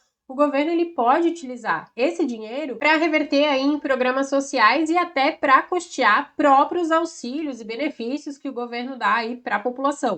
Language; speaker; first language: Portuguese; native; Portuguese